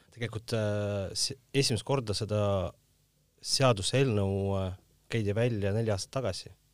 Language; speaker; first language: Estonian; non-native, local second language; Russian